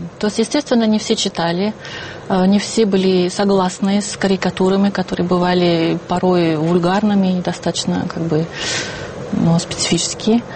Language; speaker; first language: Russian; non-native, fluent; French